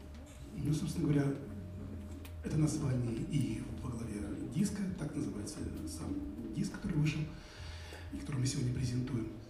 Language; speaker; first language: Russian; native; Russian